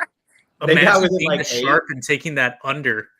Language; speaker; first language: English; native; English